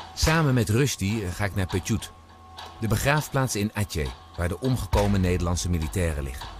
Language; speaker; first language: Dutch; native; Dutch